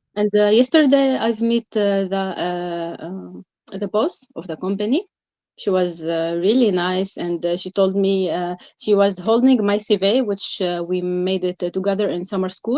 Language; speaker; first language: English; non-native, learner; Arabic